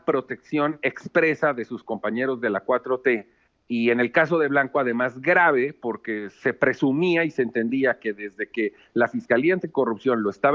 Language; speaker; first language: Spanish; native; Spanish